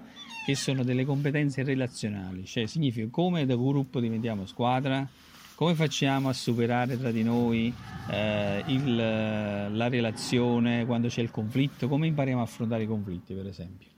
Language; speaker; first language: Italian; native; Italian